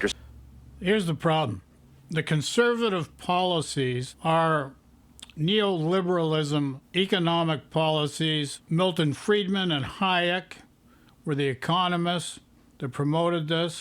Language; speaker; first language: English; native; English